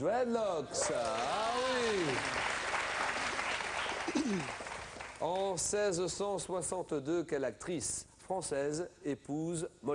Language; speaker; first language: French; native; French